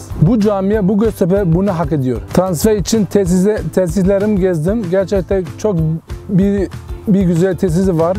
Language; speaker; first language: Turkish; early bilingual, heritage; Turkish